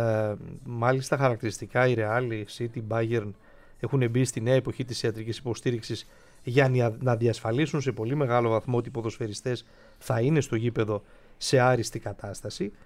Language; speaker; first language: Greek; native; Greek